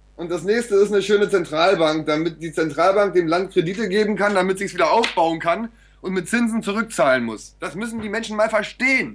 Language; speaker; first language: German; native; German